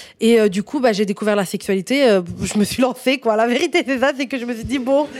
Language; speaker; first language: French; non-native, fluent; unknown